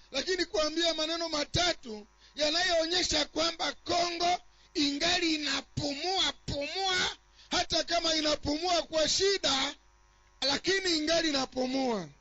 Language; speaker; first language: Swahili; non-native, local second language; Nande